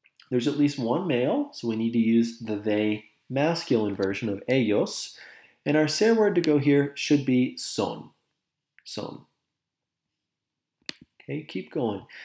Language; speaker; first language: English; native; English